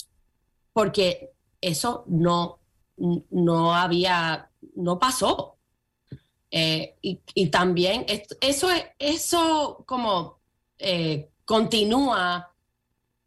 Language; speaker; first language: Spanish; early bilingual, heritage; Spanish